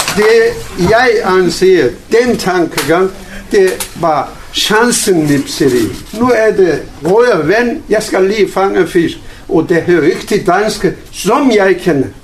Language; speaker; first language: Danish; non-native, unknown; Turkish